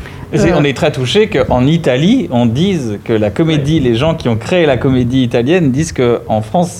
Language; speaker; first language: French; native; French